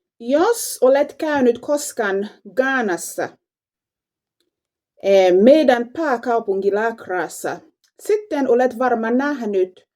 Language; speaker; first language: Finnish; non-native, fluent; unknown